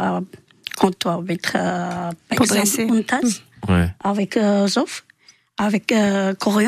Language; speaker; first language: French; non-native, learner; Georgian